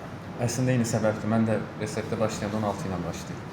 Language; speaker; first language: Azerbaijani; native; Azerbaijani